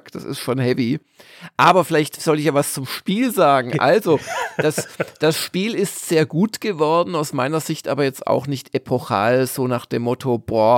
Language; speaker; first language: German; native; German